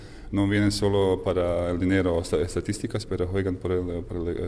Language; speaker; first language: Spanish; non-native, fluent; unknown